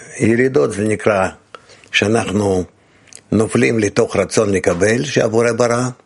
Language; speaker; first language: Hebrew; non-native, fluent; Russian